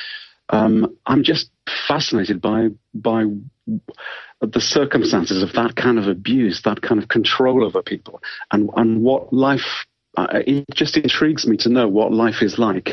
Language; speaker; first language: English; native; English